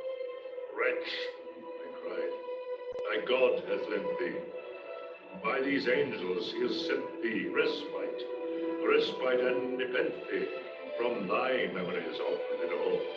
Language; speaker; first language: English; native; English